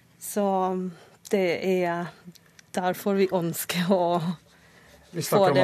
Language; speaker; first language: Norwegian; non-native, fluent; Spanish